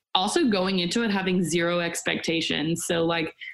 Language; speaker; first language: English; native; English